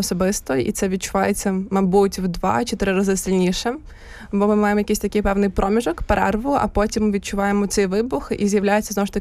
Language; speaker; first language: Ukrainian; native; Ukrainian